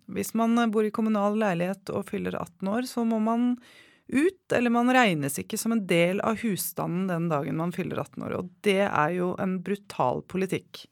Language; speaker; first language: Norwegian; native; Norwegian